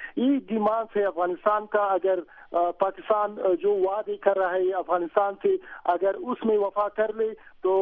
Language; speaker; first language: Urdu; non-native, learner; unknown